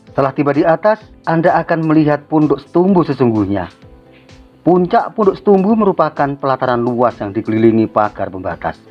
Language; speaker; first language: Indonesian; native; Indonesian